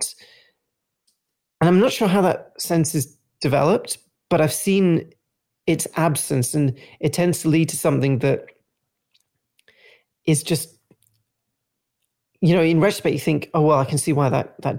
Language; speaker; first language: English; native; English